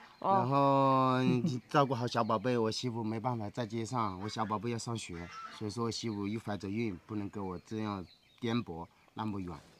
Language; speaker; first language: Chinese; native; Chinese